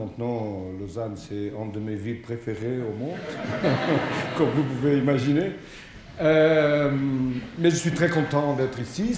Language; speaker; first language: French; non-native, fluent; Portuguese